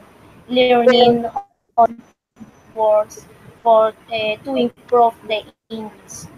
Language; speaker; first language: English; non-native, learner; Spanish